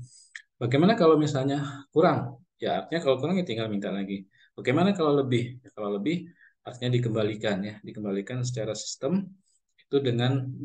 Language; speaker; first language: Indonesian; native; Indonesian